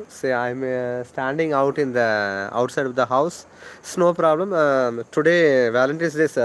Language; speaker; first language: English; non-native, local second language; Tamil